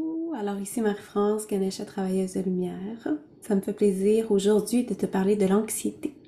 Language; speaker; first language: French; native; French